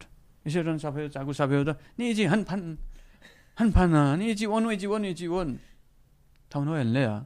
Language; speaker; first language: Chinese; non-native, fluent; Nepali